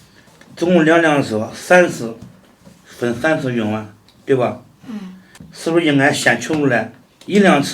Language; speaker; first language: Chinese; native; Chinese